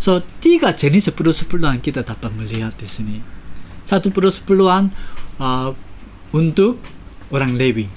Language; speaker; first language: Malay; non-native, fluent; Korean